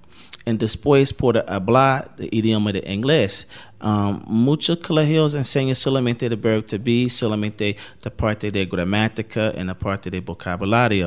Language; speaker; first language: Spanish; non-native, learner; English